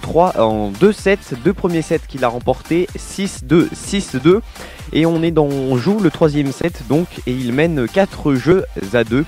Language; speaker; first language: French; native; French